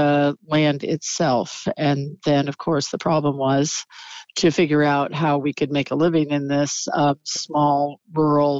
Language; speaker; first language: English; native; English